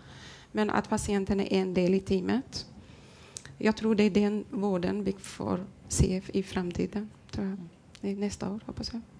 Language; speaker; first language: Swedish; non-native, fluent; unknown